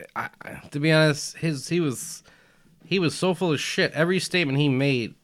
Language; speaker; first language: English; early bilingual, other home language; Albanian